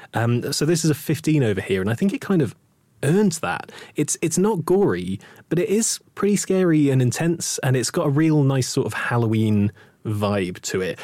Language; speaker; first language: English; native; English